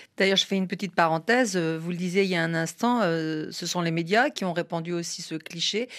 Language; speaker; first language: French; native; French